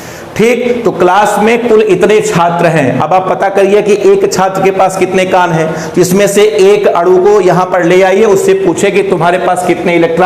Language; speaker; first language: Hindi; native; Hindi